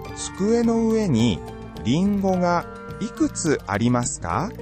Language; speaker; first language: Japanese; non-native, fluent; Filipino